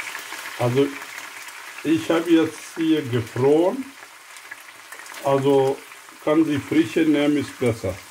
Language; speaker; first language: German; non-native, learner; Urdu